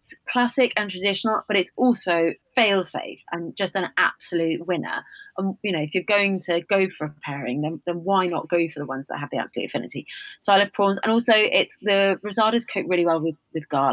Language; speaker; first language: English; native; English